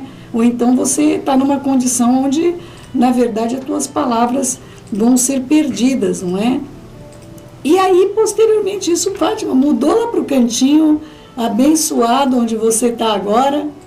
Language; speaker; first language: Portuguese; native; Portuguese